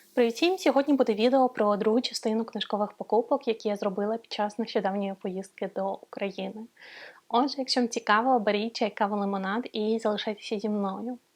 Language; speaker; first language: Ukrainian; non-native, local second language; Russian